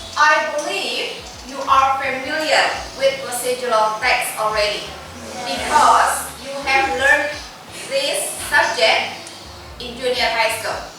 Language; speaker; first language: English; non-native, fluent; Indonesian